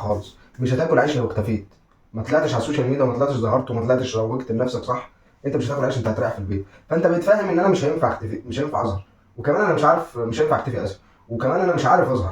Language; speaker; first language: Arabic; native; Arabic